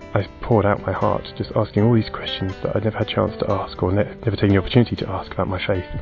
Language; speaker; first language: English; native; English